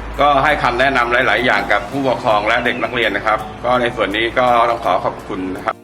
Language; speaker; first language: Thai; native; Thai